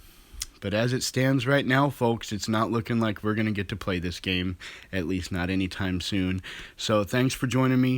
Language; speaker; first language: English; native; English